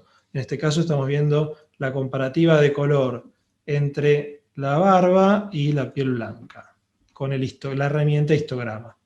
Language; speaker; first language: Spanish; native; Spanish